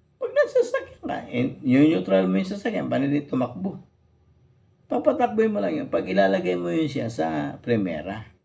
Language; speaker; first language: Filipino; native; Filipino